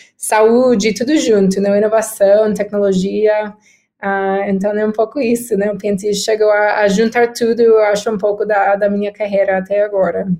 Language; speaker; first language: Portuguese; non-native, fluent; English